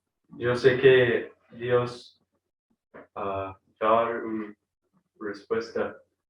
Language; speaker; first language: Spanish; non-native, learner; English